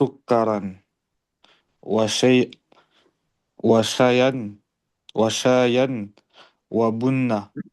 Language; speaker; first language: Arabic; non-native, learner; French